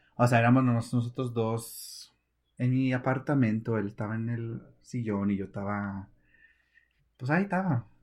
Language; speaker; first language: Spanish; early bilingual, heritage; Spanish